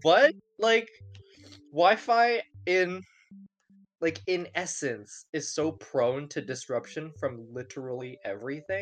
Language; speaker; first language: English; non-native, local second language; Cantonese